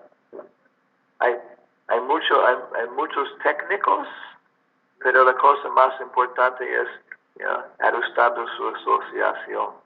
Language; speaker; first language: Spanish; non-native, learner; English